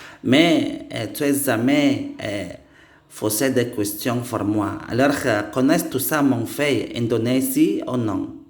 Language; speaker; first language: French; non-native, learner; Indonesian